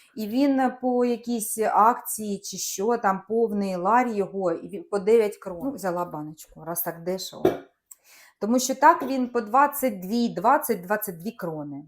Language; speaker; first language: Ukrainian; non-native, local second language; Russian